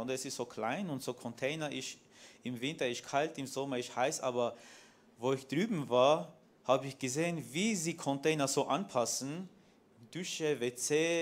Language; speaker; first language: German; non-native, fluent; Armenian